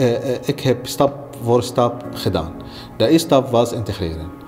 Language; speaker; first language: Dutch; non-native, learner; Arabic